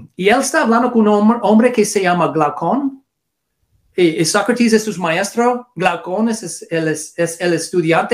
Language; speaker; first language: Spanish; non-native, learner; English